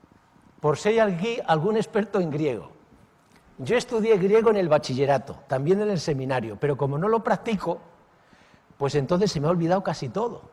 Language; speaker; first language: Spanish; native; Spanish